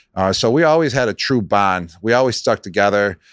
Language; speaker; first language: English; native; English